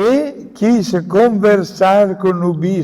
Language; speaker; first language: Portuguese; non-native, fluent; Italian